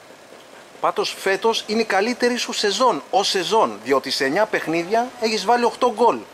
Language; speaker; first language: Greek; native; Greek